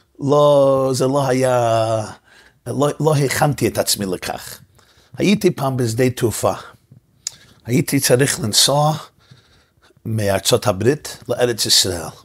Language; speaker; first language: Hebrew; non-native, fluent; English